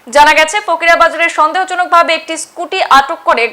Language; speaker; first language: Bangla; native; Bangla